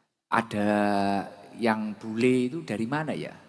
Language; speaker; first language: Indonesian; non-native, local second language; Javanese